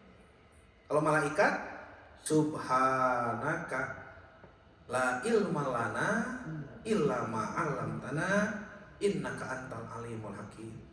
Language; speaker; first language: Indonesian; native; Indonesian